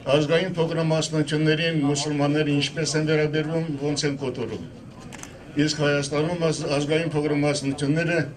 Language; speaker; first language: Armenian; non-native, local second language; Kurdish